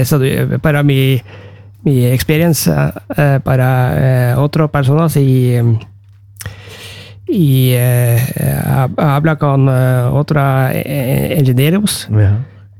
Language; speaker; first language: Spanish; non-native, learner; Norwegian